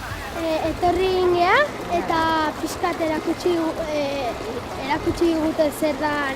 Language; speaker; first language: Basque; non-native, local second language; Spanish